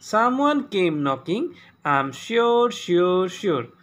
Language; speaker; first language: English; non-native, local second language; Assamese